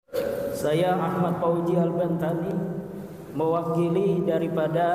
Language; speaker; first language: Indonesian; native; Indonesian